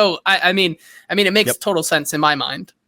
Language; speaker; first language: English; native; English